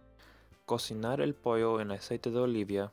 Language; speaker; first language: Spanish; non-native, learner; English